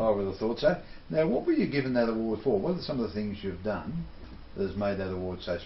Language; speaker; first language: English; native; English